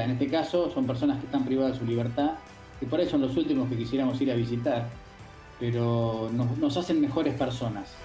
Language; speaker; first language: Spanish; native; Spanish